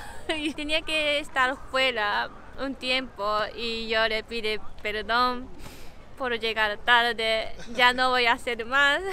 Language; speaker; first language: Spanish; non-native, learner; Japanese